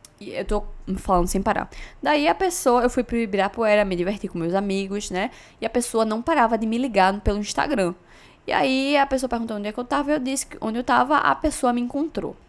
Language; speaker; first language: Portuguese; native; Portuguese